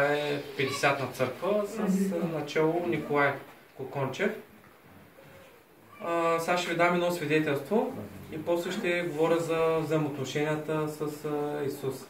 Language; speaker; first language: Bulgarian; native; Bulgarian